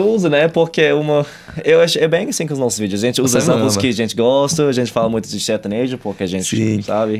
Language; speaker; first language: Portuguese; non-native, fluent; English